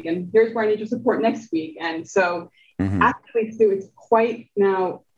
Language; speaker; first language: English; early bilingual, other home language; Spanish